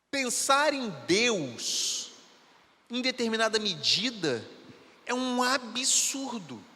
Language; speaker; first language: Portuguese; native; Portuguese